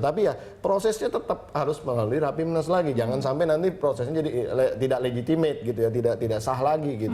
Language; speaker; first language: Indonesian; native; Indonesian